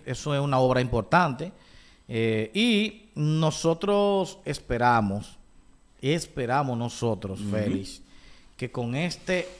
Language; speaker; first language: Spanish; native; Spanish